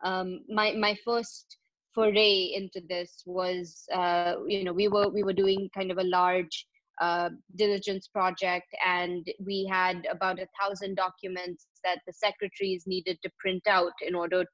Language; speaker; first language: English; non-native, local second language; Hindi